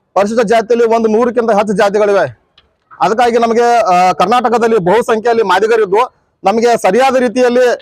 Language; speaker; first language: Kannada; native; Kannada